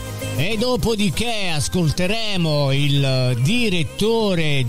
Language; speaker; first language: Italian; native; Italian